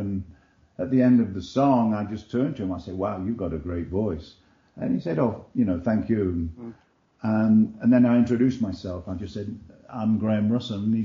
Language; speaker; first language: English; native; English